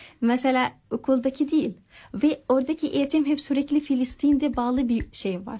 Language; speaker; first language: Turkish; non-native, learner; Arabic